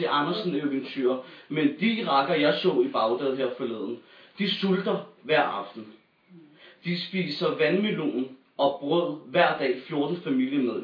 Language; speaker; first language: Danish; native; Danish